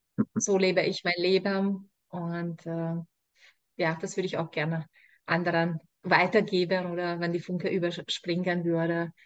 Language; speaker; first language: German; non-native, fluent; Hungarian